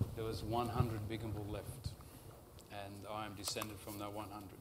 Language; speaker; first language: English; native; English